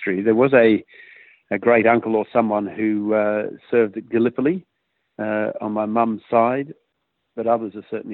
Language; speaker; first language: English; native; English